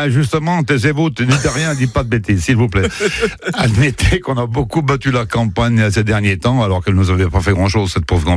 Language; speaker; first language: French; native; French